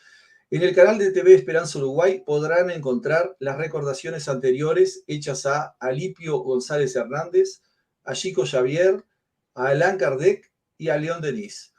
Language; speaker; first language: Spanish; native; Spanish